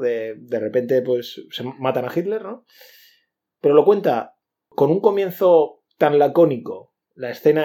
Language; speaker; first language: Spanish; native; Spanish